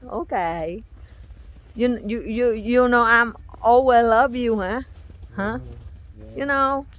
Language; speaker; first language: English; non-native, learner; Vietnamese